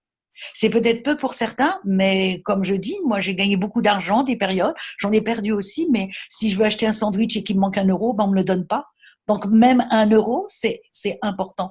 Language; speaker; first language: French; native; French